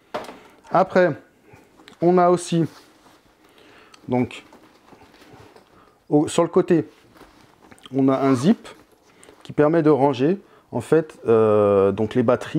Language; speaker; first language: French; native; French